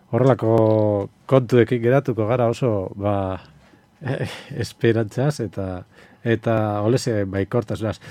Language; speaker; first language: Basque; native; Basque